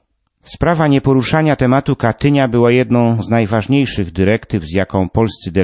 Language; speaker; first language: Polish; native; Polish